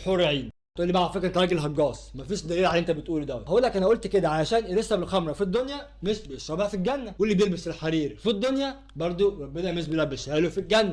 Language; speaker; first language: Arabic; native; Arabic